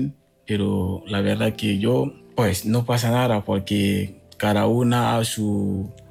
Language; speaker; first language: Spanish; non-native, learner; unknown